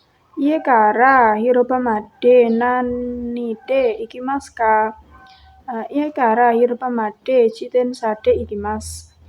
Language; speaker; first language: Japanese; non-native, learner; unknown